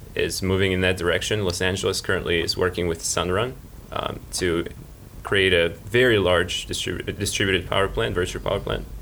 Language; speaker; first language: English; early bilingual, other home language; Russian